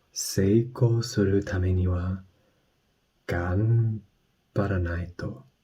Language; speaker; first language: Japanese; non-native, learner; English